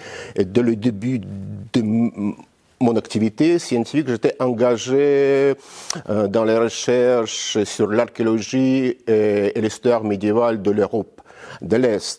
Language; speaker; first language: French; non-native, fluent; Russian